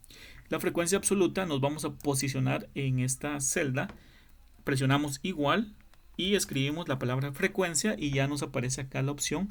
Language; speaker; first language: Spanish; native; Spanish